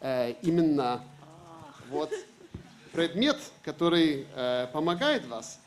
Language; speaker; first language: Russian; non-native, fluent; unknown